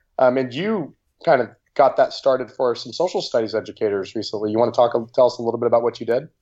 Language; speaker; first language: English; native; English